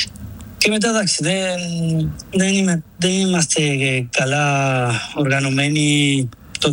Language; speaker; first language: Greek; non-native, learner; Spanish